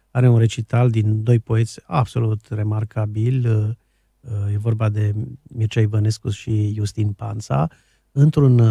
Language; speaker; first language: Romanian; native; Romanian